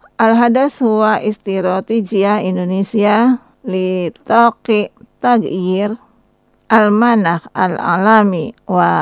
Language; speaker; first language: Arabic; non-native, learner; Indonesian